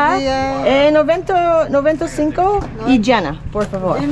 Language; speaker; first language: Spanish; non-native, learner; English